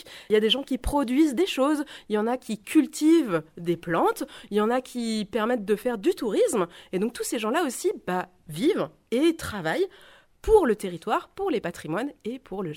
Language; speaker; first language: French; native; French